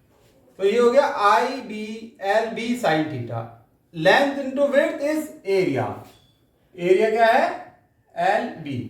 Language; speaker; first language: Hindi; native; Hindi